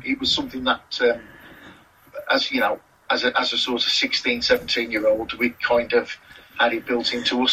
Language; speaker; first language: English; native; English